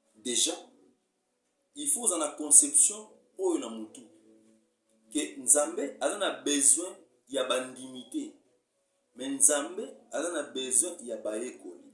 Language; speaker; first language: Lingala; native; Lingala